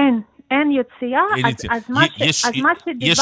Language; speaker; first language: Hebrew; non-native, fluent; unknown